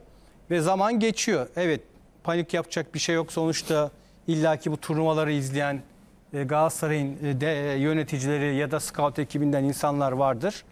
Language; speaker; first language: Turkish; native; Turkish